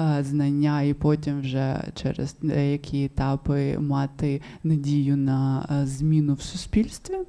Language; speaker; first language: Ukrainian; non-native, local second language; Russian